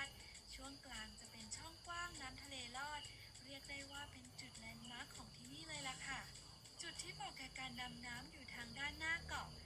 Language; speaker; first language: Thai; native; Thai